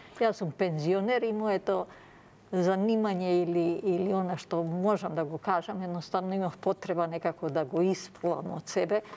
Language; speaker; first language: Macedonian; early bilingual, other home language; Serbian